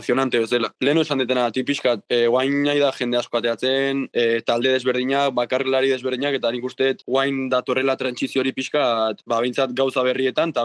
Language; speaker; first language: Basque; native; Basque